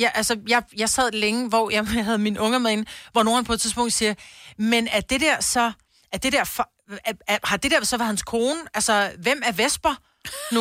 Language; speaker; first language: Danish; native; Danish